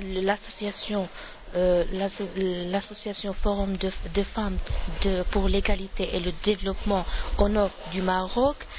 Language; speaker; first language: French; non-native, learner; Arabic